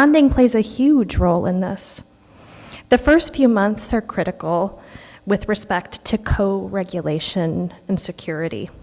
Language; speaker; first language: English; native; English